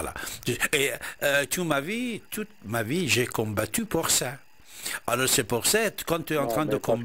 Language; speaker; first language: French; non-native, fluent; Persian